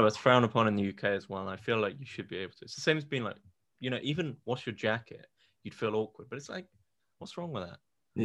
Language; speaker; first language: English; native; English